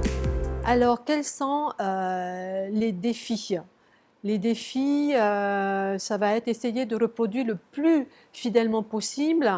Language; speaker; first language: French; native; French